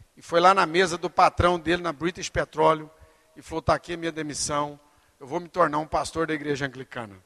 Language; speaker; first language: Portuguese; native; Portuguese